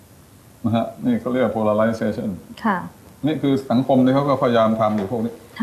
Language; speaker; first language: Thai; native; Thai